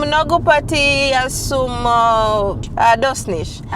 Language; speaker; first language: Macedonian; non-native, learner; English